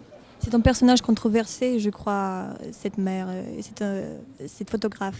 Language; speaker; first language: French; non-native, fluent; Romanian